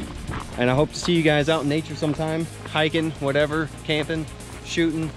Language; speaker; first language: English; native; English